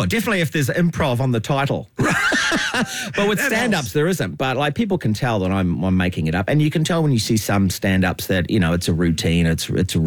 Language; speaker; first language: English; native; English